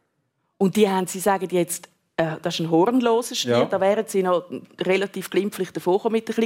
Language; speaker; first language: German; native; German